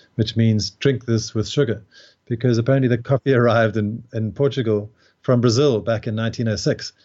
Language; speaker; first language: English; native; English